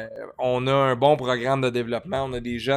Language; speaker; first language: French; native; French